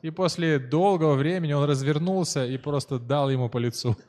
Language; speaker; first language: Russian; native; Russian